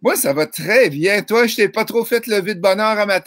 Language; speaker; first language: French; native; French